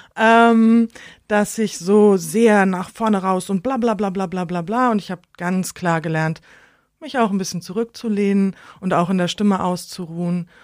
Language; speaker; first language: German; native; German